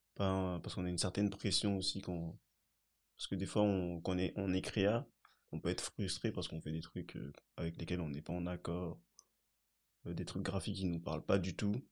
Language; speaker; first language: French; early bilingual, other home language; Haitian Creole